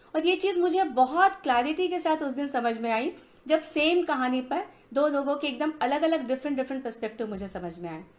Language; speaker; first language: Hindi; native; Hindi